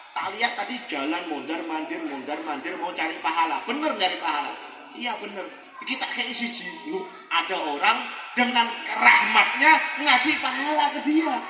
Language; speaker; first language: Indonesian; non-native, local second language; Javanese